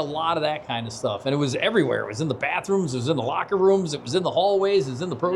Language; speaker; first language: English; native; English